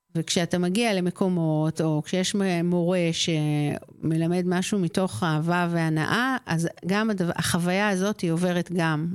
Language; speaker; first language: Hebrew; native; Hebrew